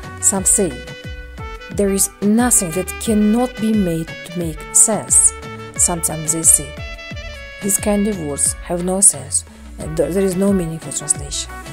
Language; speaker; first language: English; non-native, fluent; Uzbek